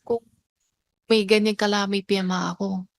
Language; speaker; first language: Filipino; non-native, learner; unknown